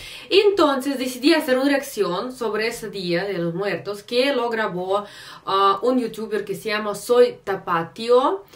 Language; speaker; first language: Spanish; non-native, fluent; Russian